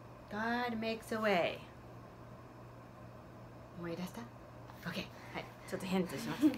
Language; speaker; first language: Japanese; non-native, fluent; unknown